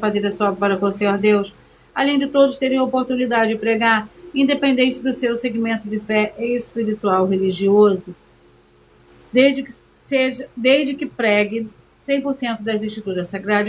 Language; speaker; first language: Portuguese; native; Portuguese